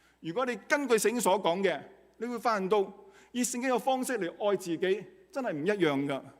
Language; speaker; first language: Cantonese; native; Cantonese